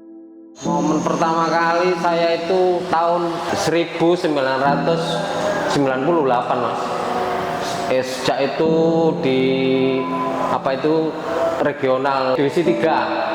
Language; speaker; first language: Indonesian; non-native, local second language; Javanese